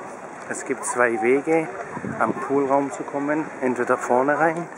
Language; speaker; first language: German; early bilingual, other home language; Turkish